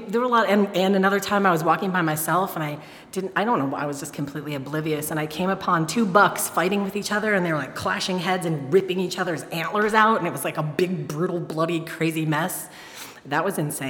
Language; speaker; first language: English; native; English